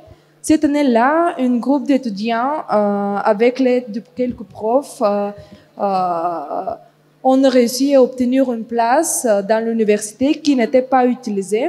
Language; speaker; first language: French; non-native, fluent; Bulgarian